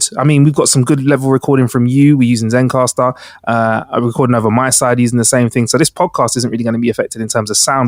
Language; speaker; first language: English; native; English